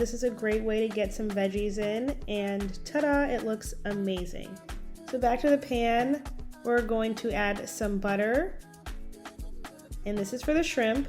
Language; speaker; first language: English; native; English